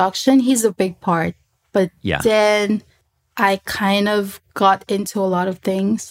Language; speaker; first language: English; non-native, local second language; Filipino